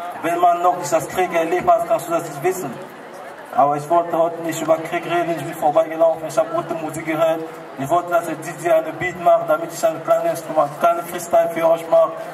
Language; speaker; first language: German; non-native, learner; French